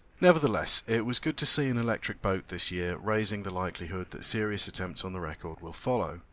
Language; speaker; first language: English; native; English